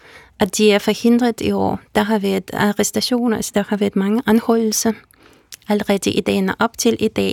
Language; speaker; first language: Danish; non-native, fluent; Russian